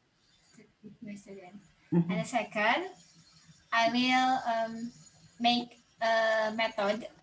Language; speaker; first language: English; non-native, learner; Indonesian